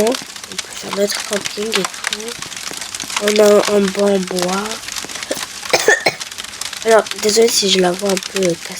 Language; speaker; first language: French; native; French